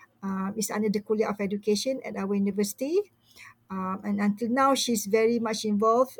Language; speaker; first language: English; non-native, local second language; Malay